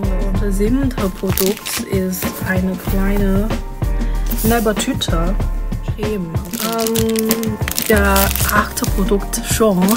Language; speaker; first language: German; non-native, learner; Chinese